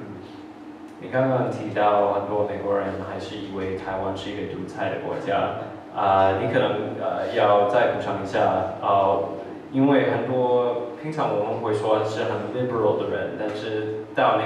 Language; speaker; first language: Chinese; early bilingual, heritage; English